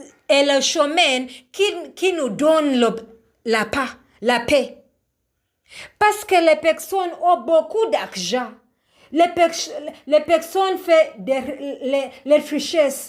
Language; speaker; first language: French; non-native, learner; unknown